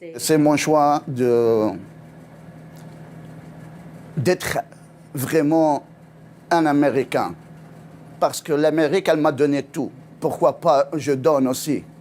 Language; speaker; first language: French; non-native, local second language; Arabic